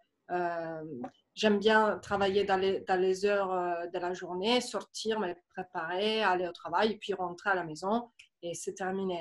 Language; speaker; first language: French; non-native, fluent; Italian